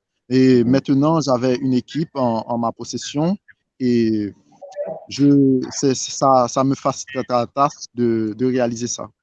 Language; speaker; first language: French; non-native, local second language; Haitian Creole